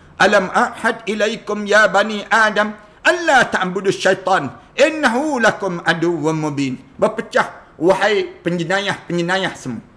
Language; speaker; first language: Malay; native; Malay